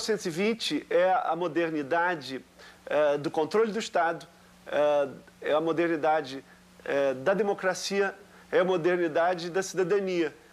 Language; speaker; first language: Portuguese; native; Portuguese